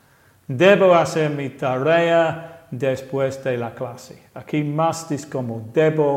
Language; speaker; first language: Spanish; non-native, fluent; English